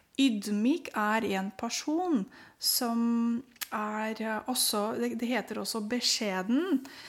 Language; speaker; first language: Norwegian; non-native, fluent; Romanian